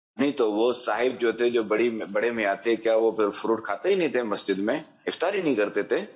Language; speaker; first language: Urdu; non-native, local second language; Punjabi